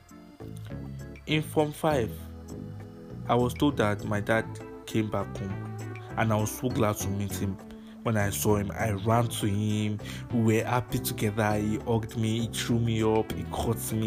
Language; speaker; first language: English; non-native, local second language; Yoruba